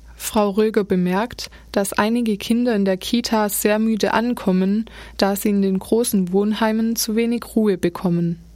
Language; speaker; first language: German; native; German